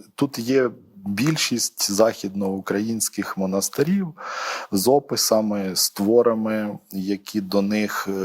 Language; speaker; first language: Ukrainian; native; Ukrainian